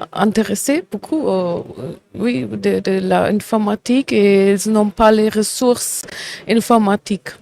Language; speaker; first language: French; non-native, fluent; German